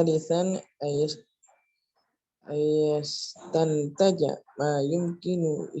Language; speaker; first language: Arabic; non-native, learner; Indonesian